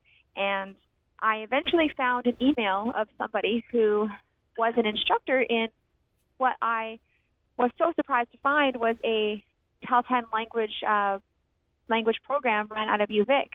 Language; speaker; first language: English; native; English